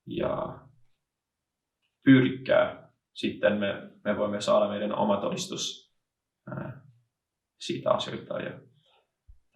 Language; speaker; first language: Finnish; non-native, learner; English